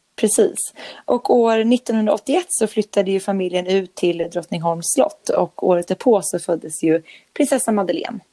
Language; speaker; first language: Swedish; native; Swedish